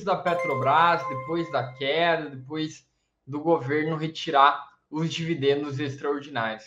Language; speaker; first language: Portuguese; native; Portuguese